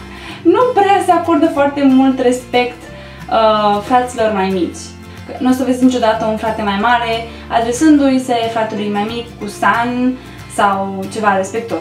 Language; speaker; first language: Romanian; native; Romanian